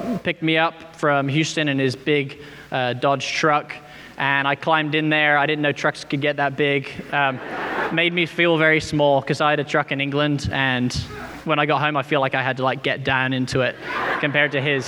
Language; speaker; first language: English; native; English